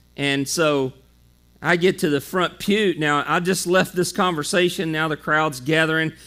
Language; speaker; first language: English; native; English